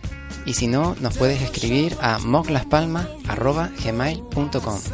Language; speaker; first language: Spanish; native; Spanish